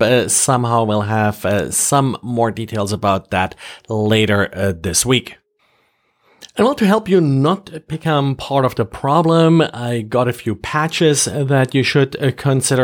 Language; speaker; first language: English; non-native, fluent; German